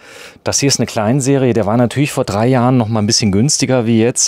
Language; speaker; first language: German; native; German